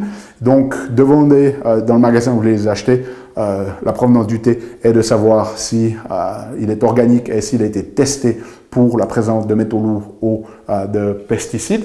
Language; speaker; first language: French; native; French